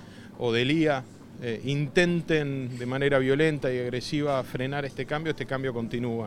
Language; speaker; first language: Spanish; native; Spanish